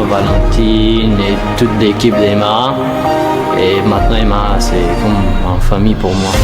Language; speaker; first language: French; non-native, learner; Persian